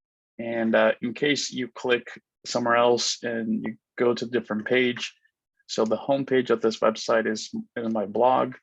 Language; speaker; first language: English; non-native, fluent; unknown